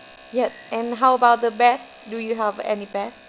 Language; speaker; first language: English; non-native, learner; Vietnamese